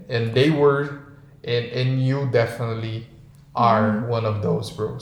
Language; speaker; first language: English; non-native, fluent; Portuguese